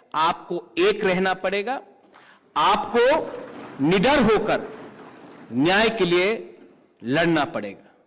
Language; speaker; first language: Hindi; non-native, local second language; Kok Borok